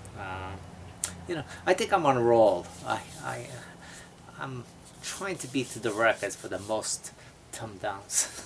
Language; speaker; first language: English; native; English